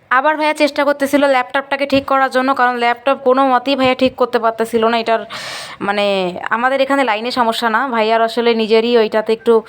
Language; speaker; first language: Bangla; native; Bangla